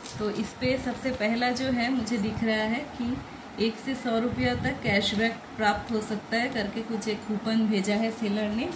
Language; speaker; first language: Hindi; non-native, local second language; Bangla